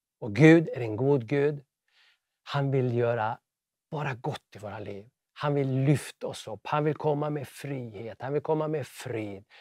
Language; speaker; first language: Swedish; native; Swedish